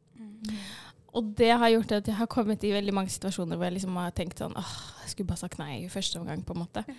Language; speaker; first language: Norwegian; early bilingual, other home language; Arabic